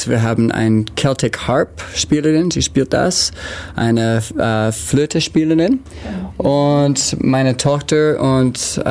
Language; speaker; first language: German; non-native, learner; English